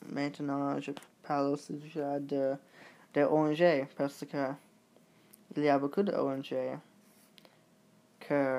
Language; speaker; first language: French; non-native, learner; English